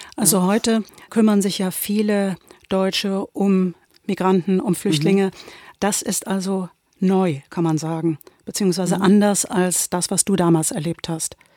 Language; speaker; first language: German; native; German